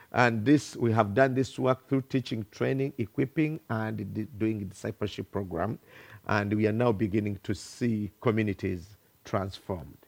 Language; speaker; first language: English; non-native, local second language; Ganda